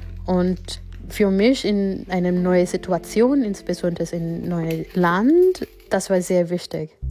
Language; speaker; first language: German; non-native, fluent; Gujarati